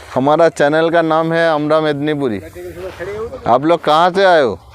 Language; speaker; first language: Hindi; non-native, local second language; Bangla